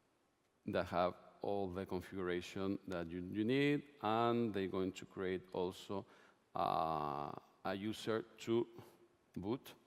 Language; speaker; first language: English; non-native, fluent; Spanish